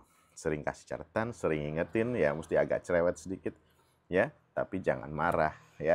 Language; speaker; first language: Indonesian; native; Indonesian